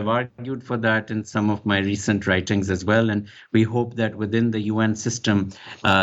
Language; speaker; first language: English; non-native, local second language; Urdu